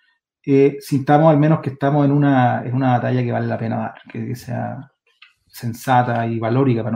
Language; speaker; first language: Spanish; native; Spanish